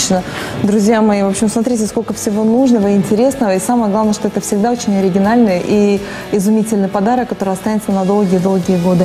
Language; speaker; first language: Russian; native; Russian